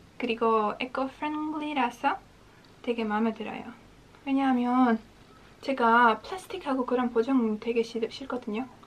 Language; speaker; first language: Korean; non-native, fluent; Latvian